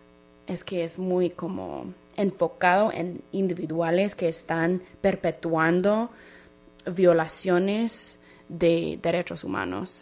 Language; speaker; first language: Spanish; non-native, fluent; English